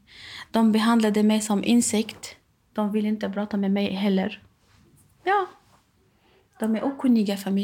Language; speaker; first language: Swedish; non-native, learner; Arabic